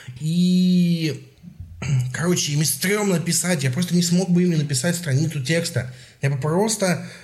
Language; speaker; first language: Russian; native; Russian